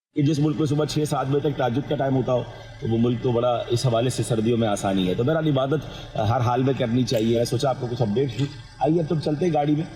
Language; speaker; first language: Urdu; native; Urdu